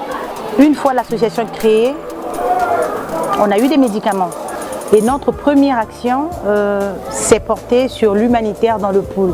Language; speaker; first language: French; non-native, local second language; Lingala